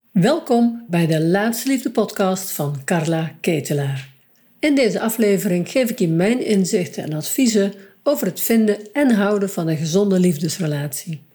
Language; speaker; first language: Dutch; native; Dutch